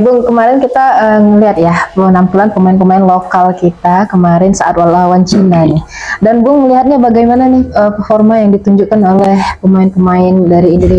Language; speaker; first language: Indonesian; native; Indonesian